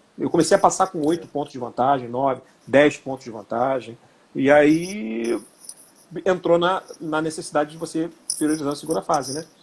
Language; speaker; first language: Portuguese; native; Portuguese